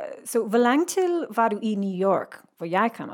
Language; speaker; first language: Danish; non-native, learner; English